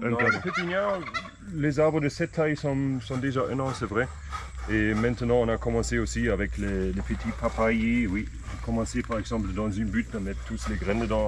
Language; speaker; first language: French; non-native, fluent; German